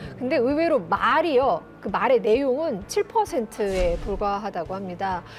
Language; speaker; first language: Korean; native; Korean